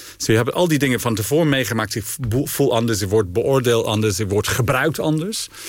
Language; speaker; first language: Dutch; non-native, fluent; English